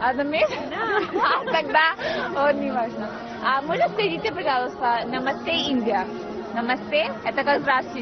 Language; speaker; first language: Russian; non-native, learner; Hindi